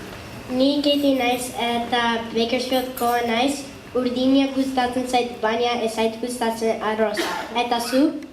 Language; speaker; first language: Basque; non-native, learner; English